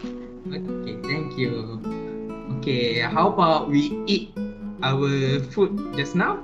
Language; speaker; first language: English; non-native, learner; Malay